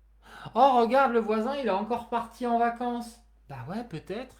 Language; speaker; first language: French; native; French